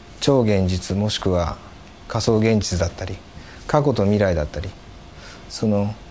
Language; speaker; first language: Japanese; native; Japanese